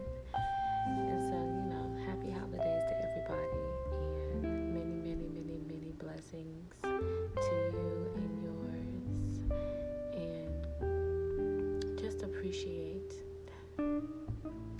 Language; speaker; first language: English; native; English